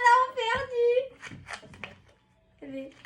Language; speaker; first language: French; native; French